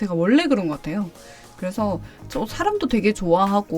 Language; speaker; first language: Korean; native; Korean